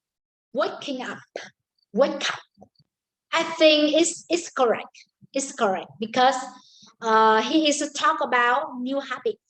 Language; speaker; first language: English; non-native, learner; Vietnamese